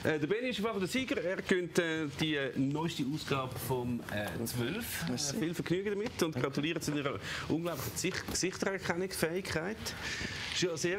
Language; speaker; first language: German; native; German